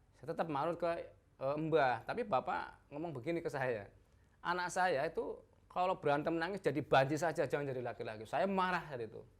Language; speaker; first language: Indonesian; non-native, local second language; Javanese